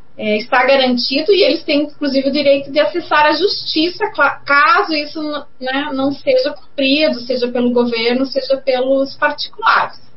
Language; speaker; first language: Portuguese; native; Portuguese